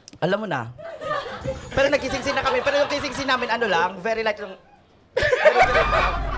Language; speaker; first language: Filipino; non-native, local second language; Bikol